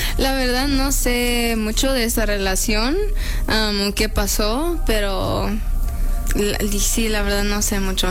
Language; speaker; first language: Spanish; early bilingual, heritage; Spanish